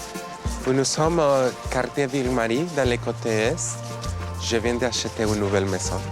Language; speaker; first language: French; non-native, fluent; Spanish